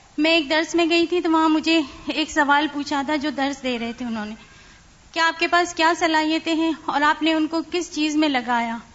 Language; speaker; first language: Urdu; non-native, fluent; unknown